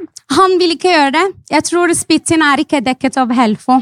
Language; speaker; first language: Norwegian; non-native, fluent; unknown